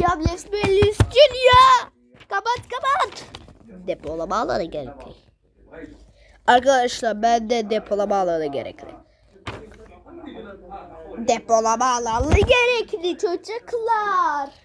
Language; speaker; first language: Turkish; early bilingual, other home language; Arabic